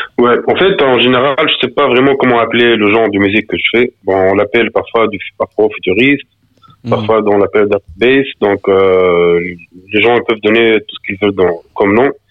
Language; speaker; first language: French; non-native, local second language; Arabic